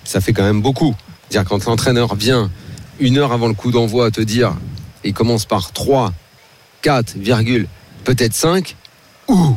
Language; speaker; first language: French; native; French